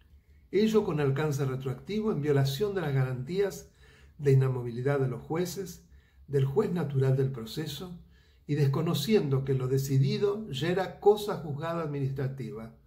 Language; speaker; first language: Spanish; native; Spanish